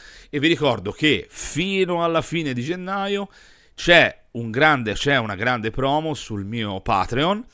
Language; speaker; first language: Italian; native; Italian